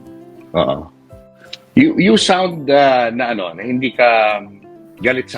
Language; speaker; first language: Filipino; native; Filipino